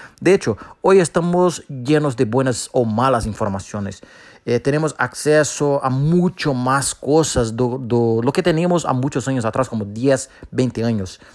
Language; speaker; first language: Spanish; non-native, fluent; Portuguese